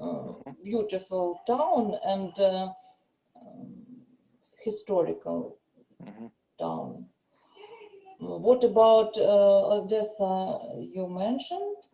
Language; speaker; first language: English; non-native, learner; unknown